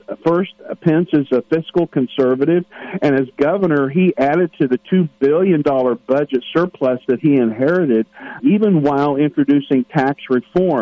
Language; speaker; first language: English; native; English